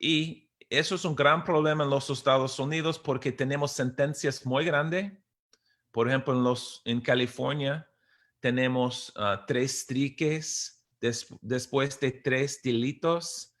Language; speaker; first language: Spanish; non-native, fluent; English